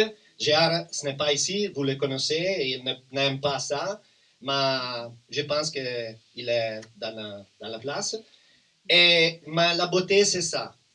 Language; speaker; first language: French; non-native, learner; Italian